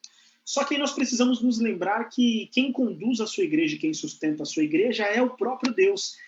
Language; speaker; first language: Portuguese; native; Portuguese